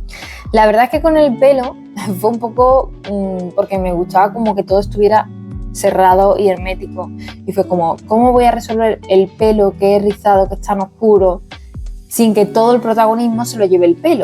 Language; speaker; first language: Spanish; native; Spanish